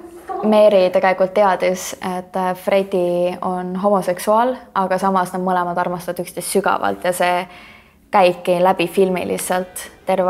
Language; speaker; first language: Estonian; native; Estonian